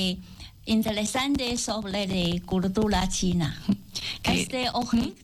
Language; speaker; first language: Spanish; non-native, learner; Chinese